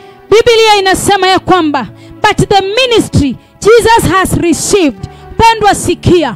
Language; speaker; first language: English; non-native, local second language; Swahili